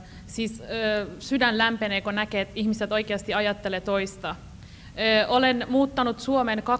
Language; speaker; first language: Finnish; non-native, fluent; Persian